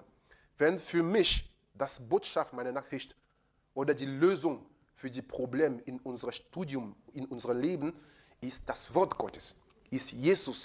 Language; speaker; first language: German; non-native, fluent; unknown